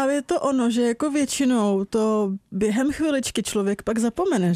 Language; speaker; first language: Czech; native; Czech